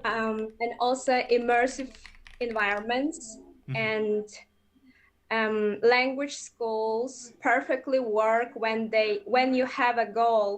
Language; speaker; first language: English; non-native, fluent; Russian